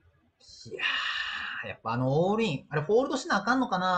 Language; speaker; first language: Japanese; native; Japanese